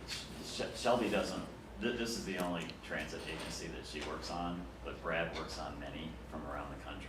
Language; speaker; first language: English; native; English